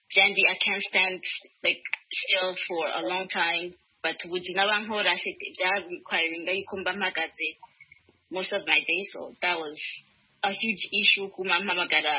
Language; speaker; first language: English; non-native, fluent; Rundi